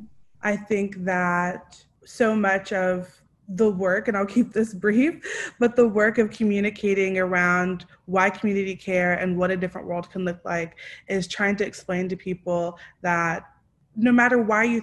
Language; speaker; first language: English; native; English